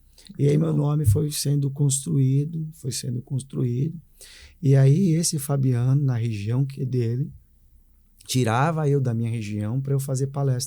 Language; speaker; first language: Portuguese; native; Portuguese